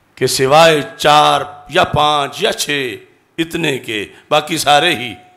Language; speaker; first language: Urdu; non-native, local second language; Punjabi